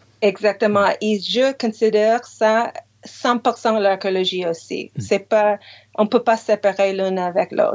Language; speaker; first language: French; non-native, fluent; English